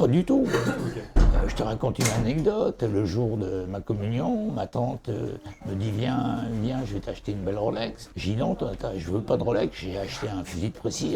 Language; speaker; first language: French; native; French